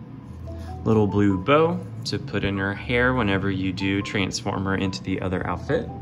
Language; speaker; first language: English; native; English